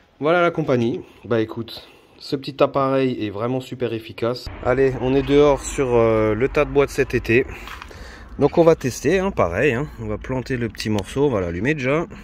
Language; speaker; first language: French; native; French